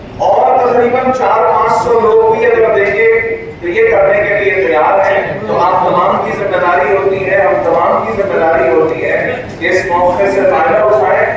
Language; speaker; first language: Urdu; native; Urdu